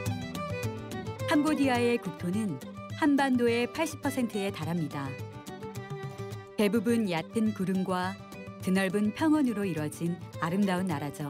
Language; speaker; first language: Korean; native; Korean